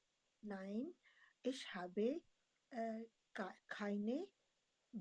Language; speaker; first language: German; non-native, learner; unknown